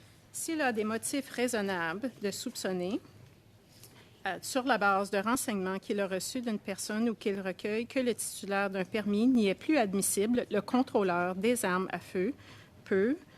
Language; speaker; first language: French; native; French